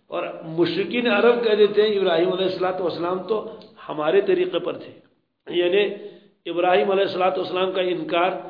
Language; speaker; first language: Urdu; native; Urdu